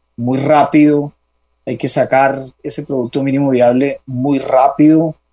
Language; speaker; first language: Spanish; native; Spanish